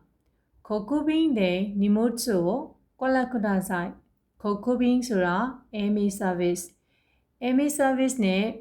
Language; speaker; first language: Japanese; non-native, fluent; Burmese